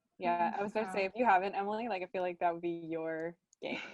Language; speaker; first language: English; native; English